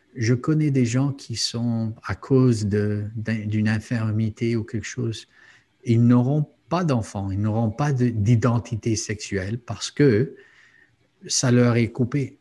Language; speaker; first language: French; non-native, fluent; English